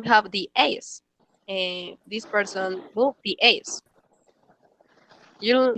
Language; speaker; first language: English; non-native, learner; Spanish